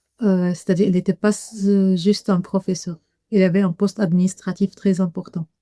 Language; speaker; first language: French; non-native, fluent; Arabic